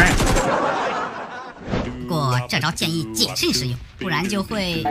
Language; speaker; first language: Chinese; native; Chinese